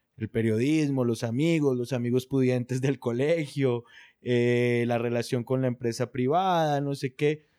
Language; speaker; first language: Spanish; native; Spanish